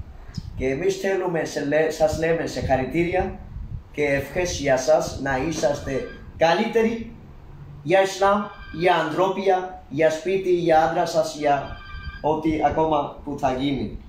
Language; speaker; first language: Greek; non-native, learner; Urdu